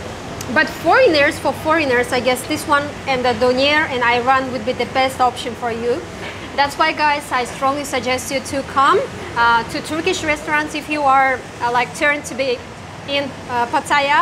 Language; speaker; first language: English; non-native, fluent; Kazakh